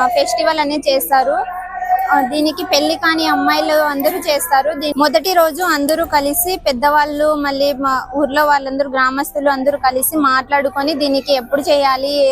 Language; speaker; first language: Telugu; non-native, local second language; Lambadi